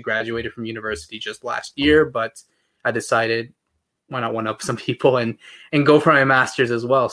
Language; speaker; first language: English; native; English